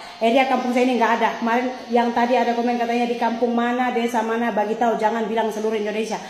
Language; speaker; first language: Indonesian; native; Indonesian